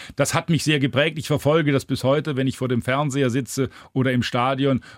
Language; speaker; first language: German; native; German